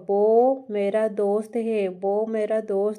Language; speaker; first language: Hindi; non-native, local second language; Odia